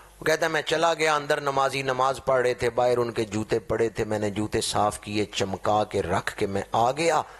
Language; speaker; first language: Urdu; non-native, local second language; Punjabi